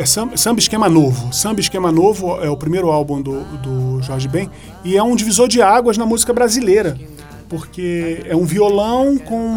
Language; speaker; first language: Portuguese; native; Portuguese